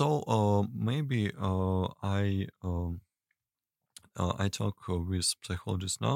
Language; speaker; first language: English; non-native, learner; Russian